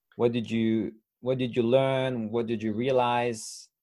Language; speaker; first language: English; non-native, fluent; French